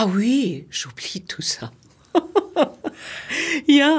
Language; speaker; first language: French; non-native, fluent; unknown